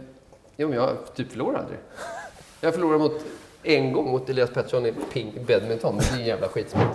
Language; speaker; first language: Swedish; native; Swedish